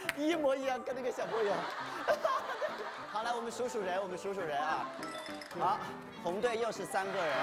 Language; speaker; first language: Chinese; native; Chinese